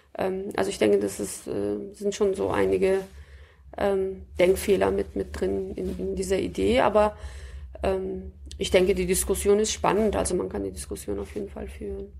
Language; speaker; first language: German; early bilingual, other home language; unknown